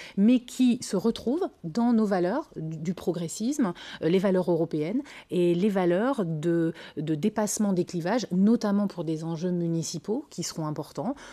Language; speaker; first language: French; native; French